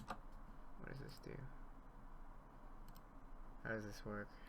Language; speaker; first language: English; native; English